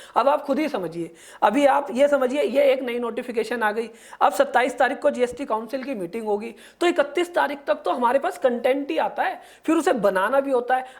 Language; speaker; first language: Hindi; native; Hindi